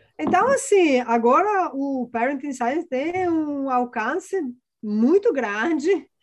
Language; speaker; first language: Portuguese; non-native, fluent; Italian